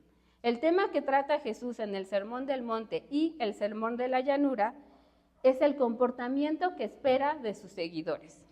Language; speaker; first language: Spanish; native; Spanish